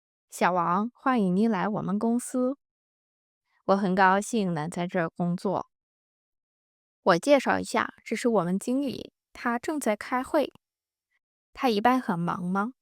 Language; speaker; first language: Chinese; non-native, fluent; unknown